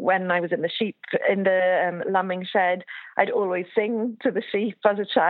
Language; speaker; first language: English; native; English